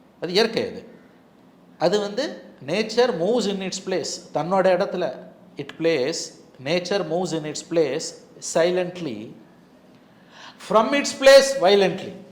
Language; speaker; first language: Tamil; native; Tamil